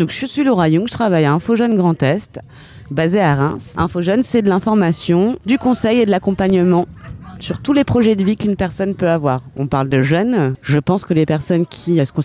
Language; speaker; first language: French; native; French